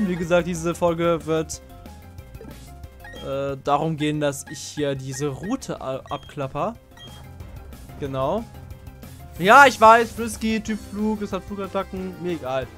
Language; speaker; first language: German; native; German